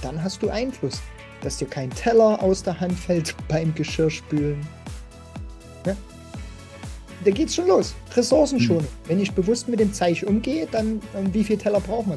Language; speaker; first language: German; native; German